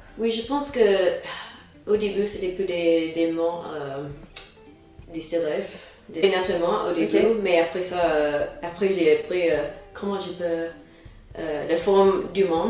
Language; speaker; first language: French; non-native, fluent; English